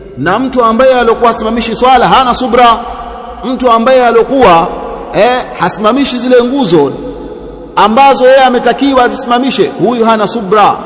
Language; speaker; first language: Swahili; native; Swahili